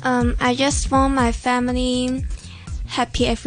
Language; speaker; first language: English; non-native, learner; Cantonese